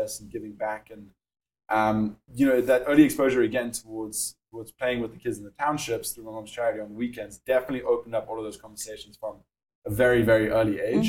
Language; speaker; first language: English; native; English